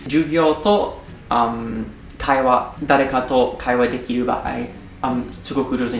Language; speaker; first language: Japanese; non-native, learner; English